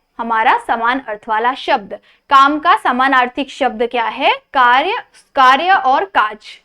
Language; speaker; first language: Hindi; non-native, local second language; Marathi